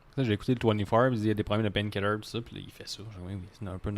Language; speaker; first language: French; native; French